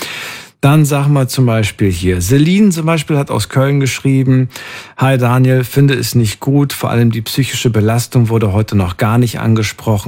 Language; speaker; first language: German; native; German